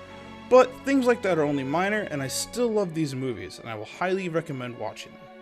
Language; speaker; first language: English; native; English